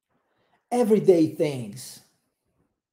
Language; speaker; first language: English; non-native, fluent; Portuguese